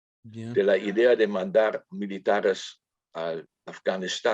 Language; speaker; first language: Spanish; non-native, fluent; German